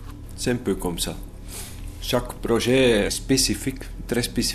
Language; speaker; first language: French; non-native, local second language; Dutch